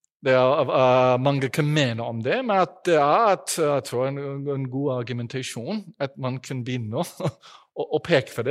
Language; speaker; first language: Norwegian; non-native, fluent; English